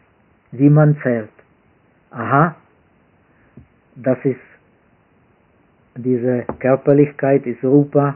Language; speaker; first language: German; non-native, fluent; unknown